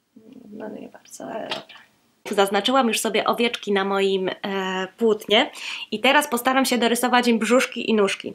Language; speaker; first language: Polish; native; Polish